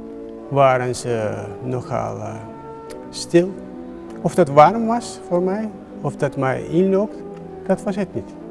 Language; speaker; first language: Dutch; non-native, fluent; Turkish